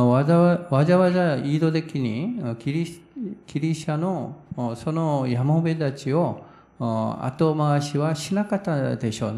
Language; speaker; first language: Japanese; non-native, fluent; Korean